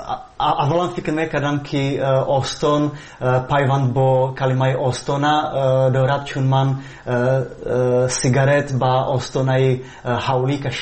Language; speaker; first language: Persian; non-native, learner; Czech